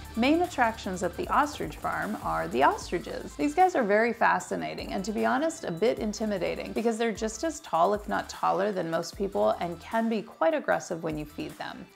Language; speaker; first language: English; native; English